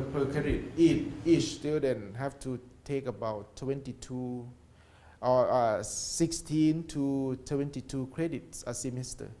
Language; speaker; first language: English; non-native, learner; Thai